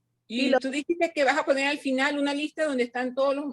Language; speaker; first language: Spanish; native; Spanish